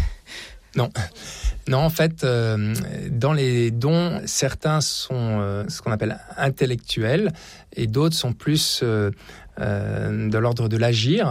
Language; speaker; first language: French; native; French